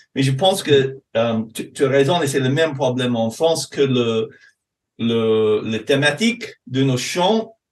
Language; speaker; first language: French; non-native, fluent; English